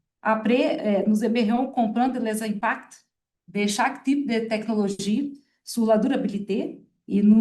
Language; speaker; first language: French; non-native, fluent; Portuguese